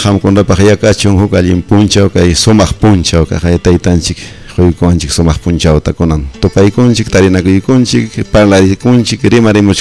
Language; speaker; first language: Spanish; non-native, local second language; Quechua